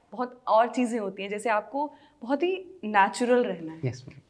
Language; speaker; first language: Hindi; native; Hindi